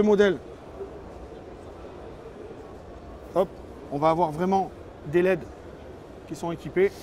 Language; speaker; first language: French; native; French